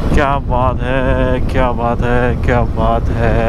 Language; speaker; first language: Hindi; non-native, local second language; Marathi